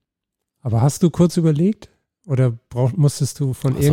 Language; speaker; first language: German; native; German